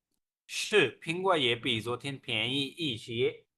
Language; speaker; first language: Chinese; non-native, fluent; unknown